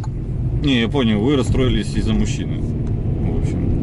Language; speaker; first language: Russian; native; Russian